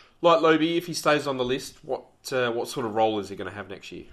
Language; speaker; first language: English; native; English